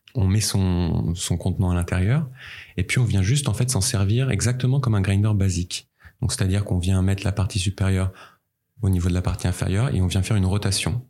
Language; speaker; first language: French; native; French